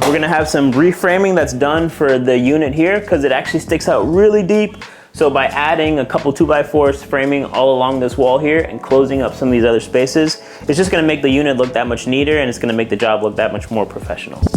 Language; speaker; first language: English; native; English